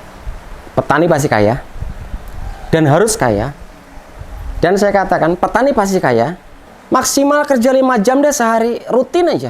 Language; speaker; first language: Indonesian; non-native, local second language; Javanese